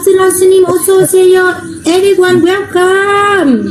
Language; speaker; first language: English; non-native, learner; Vietnamese